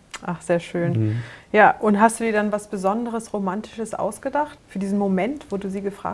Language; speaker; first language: German; native; German